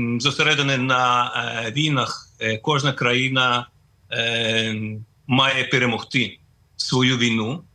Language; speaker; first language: Ukrainian; non-native, fluent; Russian